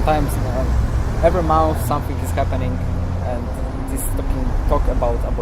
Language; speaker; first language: English; non-native, learner; Polish